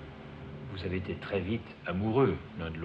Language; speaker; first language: French; native; French